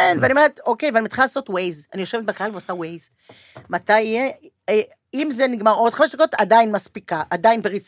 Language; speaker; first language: Hebrew; native; Hebrew